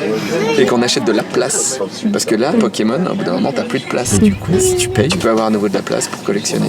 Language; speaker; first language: French; native; French